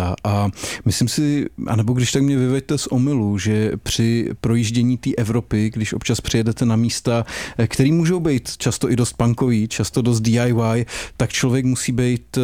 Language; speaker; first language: Czech; native; Czech